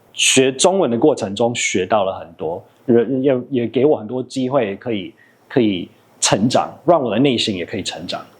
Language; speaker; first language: Chinese; non-native, fluent; English